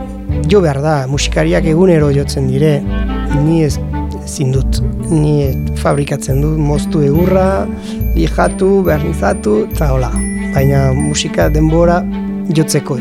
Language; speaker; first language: Basque; non-native, learner; French